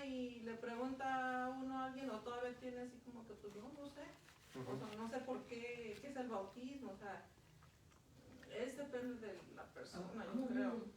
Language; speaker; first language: Spanish; native; Spanish